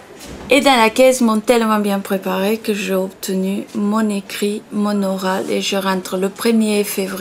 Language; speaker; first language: French; non-native, fluent; Portuguese